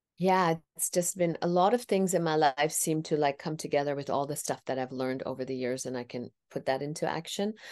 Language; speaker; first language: English; non-native, fluent; Tamil